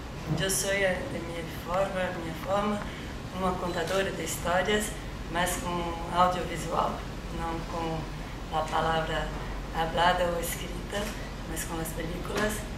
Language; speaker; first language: Spanish; non-native, learner; Portuguese